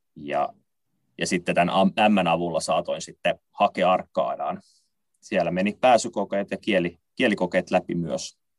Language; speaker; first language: Finnish; native; Finnish